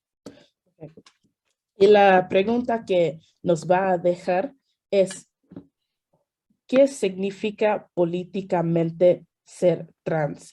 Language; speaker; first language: Spanish; early bilingual, heritage; Spanish